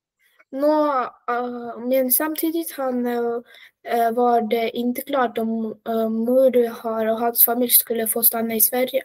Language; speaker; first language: Swedish; non-native, learner; Russian